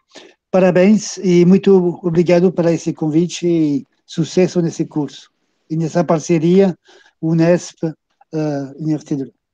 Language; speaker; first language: Portuguese; non-native, fluent; French